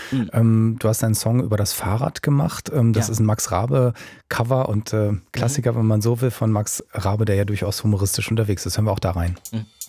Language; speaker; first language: German; native; German